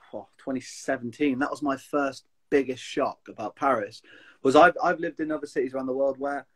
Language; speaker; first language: English; native; English